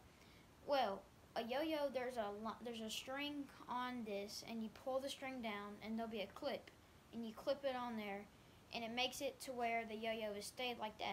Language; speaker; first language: English; native; English